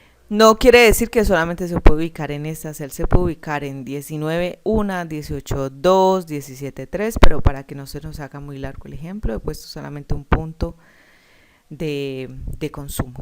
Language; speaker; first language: Spanish; native; Spanish